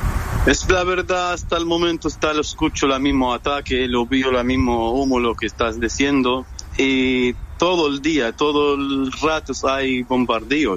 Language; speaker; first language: Spanish; non-native, fluent; Arabic